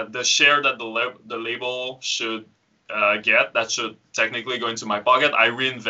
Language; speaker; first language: English; native; English